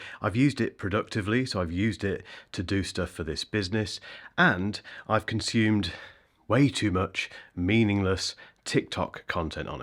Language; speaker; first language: English; native; English